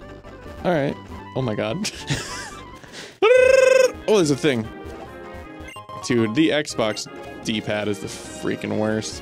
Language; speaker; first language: English; native; English